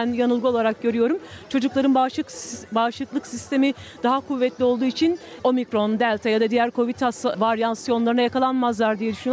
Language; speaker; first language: Turkish; native; Turkish